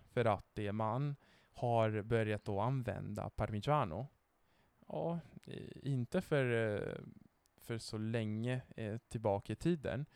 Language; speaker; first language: Swedish; non-native, fluent; Italian